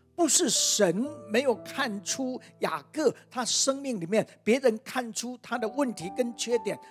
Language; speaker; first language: Chinese; native; Chinese